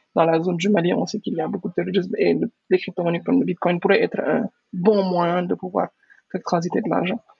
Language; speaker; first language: French; non-native, local second language; Wolof